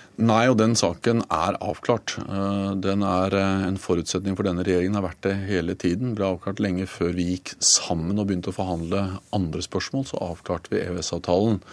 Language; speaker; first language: Norwegian; native; Norwegian